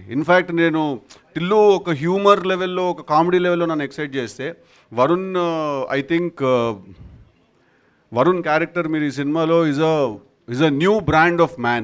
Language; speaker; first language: Telugu; native; Telugu